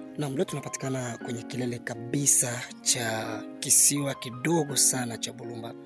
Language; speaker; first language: Swahili; native; Swahili